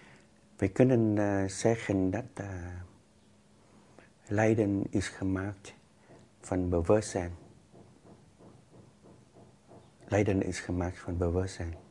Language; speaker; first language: Dutch; non-native, fluent; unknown